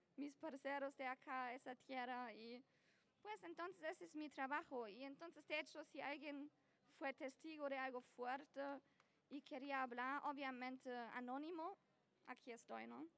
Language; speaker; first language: Spanish; non-native, fluent; German